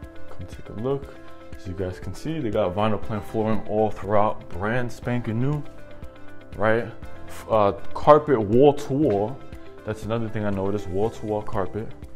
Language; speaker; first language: English; early bilingual, other home language; Spanish